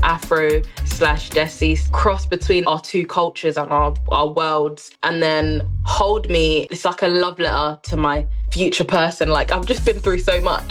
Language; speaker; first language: English; non-native, local second language; French